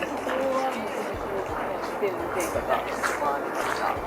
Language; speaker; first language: Japanese; native; Japanese